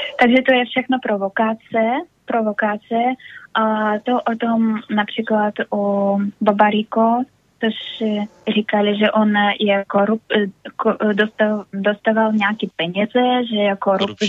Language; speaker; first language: Czech; non-native, learner; Russian